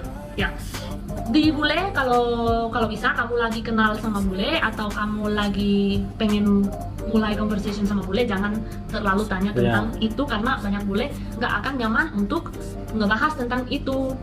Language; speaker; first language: Indonesian; non-native, fluent; Spanish